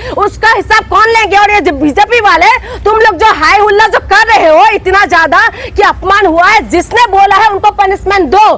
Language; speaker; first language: Hindi; non-native, local second language; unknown